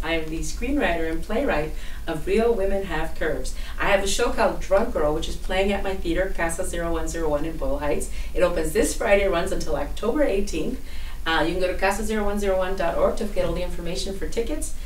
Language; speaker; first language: English; early bilingual, other home language; Spanish